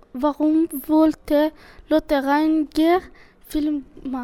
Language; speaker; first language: German; non-native, learner; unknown